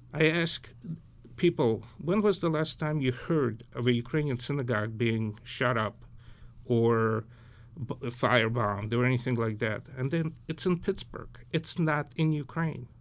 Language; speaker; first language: English; early bilingual, other home language; Ukrainian